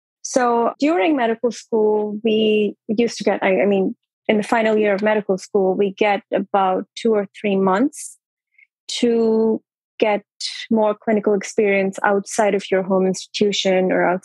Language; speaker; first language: English; non-native, local second language; Urdu